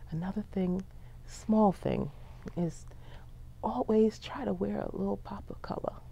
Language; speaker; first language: English; native; English